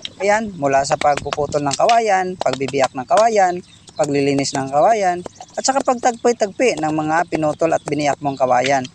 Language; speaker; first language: Filipino; non-native, local second language; Cebuano